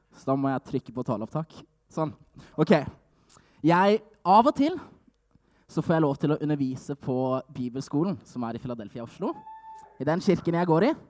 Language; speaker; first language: Norwegian; native; Norwegian